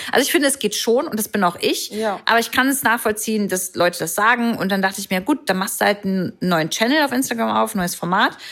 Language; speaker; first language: German; native; German